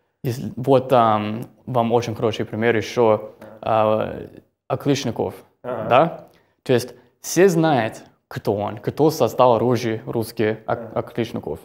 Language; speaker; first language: Russian; non-native, fluent; English